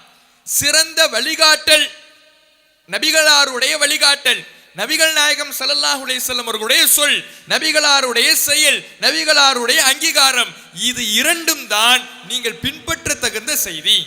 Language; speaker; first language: Tamil; native; Tamil